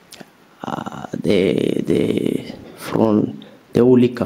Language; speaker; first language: Swedish; early bilingual, other home language; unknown